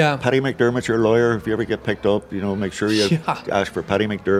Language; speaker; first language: English; native; English